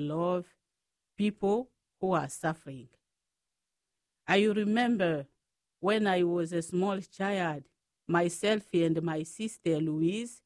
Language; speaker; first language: English; non-native, fluent; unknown